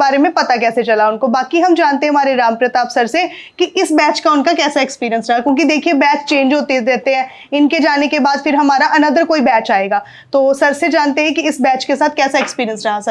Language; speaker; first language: Hindi; native; Hindi